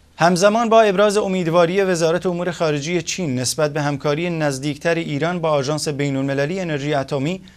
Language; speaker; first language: Persian; non-native, local second language; Central Kurdish